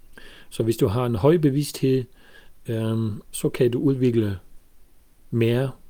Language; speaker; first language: Danish; non-native, fluent; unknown